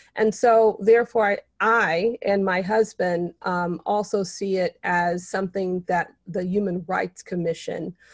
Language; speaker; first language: English; native; English